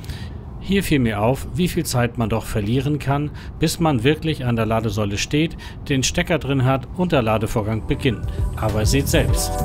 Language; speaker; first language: German; native; German